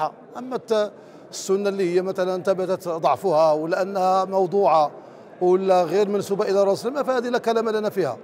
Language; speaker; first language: Arabic; native; Arabic